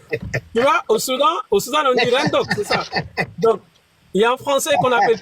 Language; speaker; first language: French; non-native, fluent; Arabic